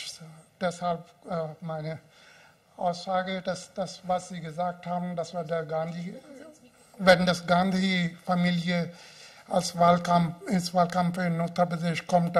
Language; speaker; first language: German; non-native, fluent; Hindi